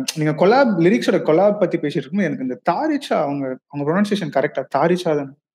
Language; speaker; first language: Tamil; native; Tamil